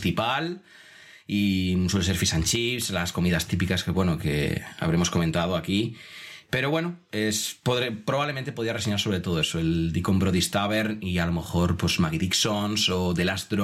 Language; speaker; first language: Spanish; native; Spanish